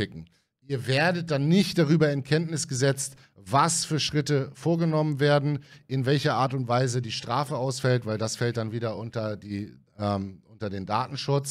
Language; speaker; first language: German; native; German